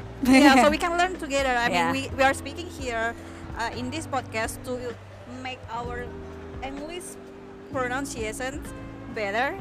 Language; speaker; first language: English; non-native, fluent; Malay